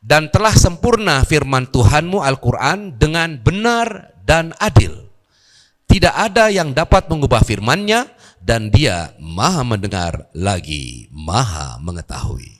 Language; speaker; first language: Indonesian; native; Indonesian